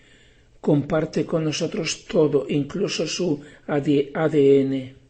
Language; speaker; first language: Spanish; native; Spanish